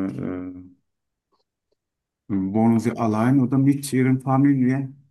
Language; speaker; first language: German; non-native, fluent; Turkish